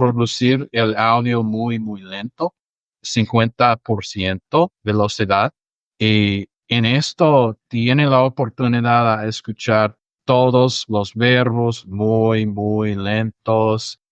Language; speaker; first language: Spanish; non-native, fluent; English